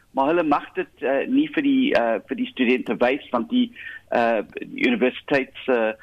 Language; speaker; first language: Afrikaans; non-native, local second language; English